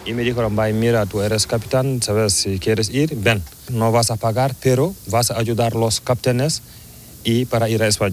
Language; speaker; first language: Spanish; non-native, learner; Fula